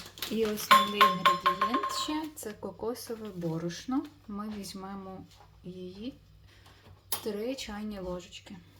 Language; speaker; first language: Ukrainian; non-native, local second language; Russian